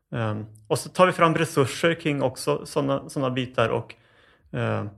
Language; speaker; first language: Swedish; native; Swedish